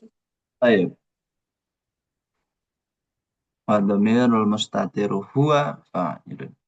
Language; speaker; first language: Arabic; non-native, fluent; Indonesian